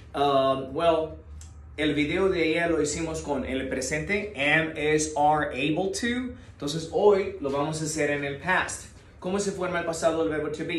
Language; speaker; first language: Spanish; native; Spanish